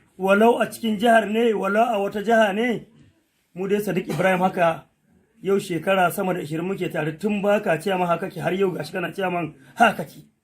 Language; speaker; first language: Hausa; non-native, local second language; Fula